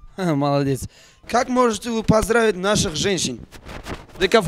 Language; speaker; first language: Russian; non-native, local second language; Uzbek